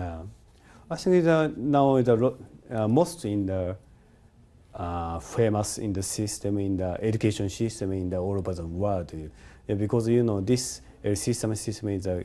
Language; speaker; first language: English; non-native, learner; Japanese